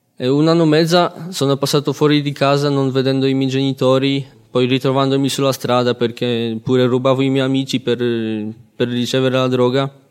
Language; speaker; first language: Italian; non-native, fluent; Polish